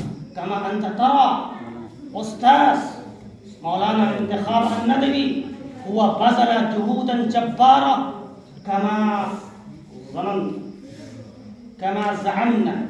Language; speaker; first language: Arabic; non-native, fluent; Urdu